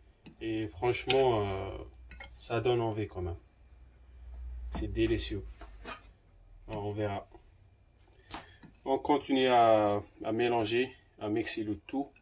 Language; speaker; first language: French; non-native, local second language; Arabic